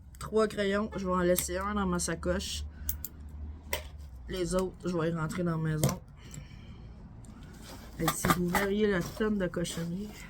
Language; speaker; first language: French; native; French